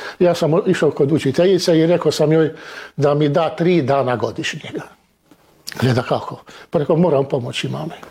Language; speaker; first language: Croatian; early bilingual, heritage; Croatian